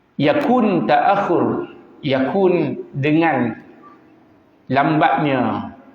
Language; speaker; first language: Malay; native; Malay